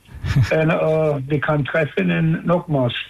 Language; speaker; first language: German; non-native, learner; English